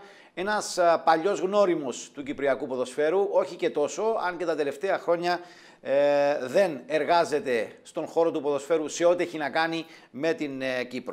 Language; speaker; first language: Greek; native; Greek